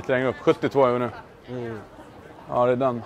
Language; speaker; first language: Swedish; native; Swedish